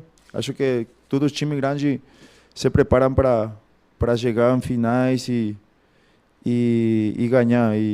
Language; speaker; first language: Portuguese; non-native, fluent; Spanish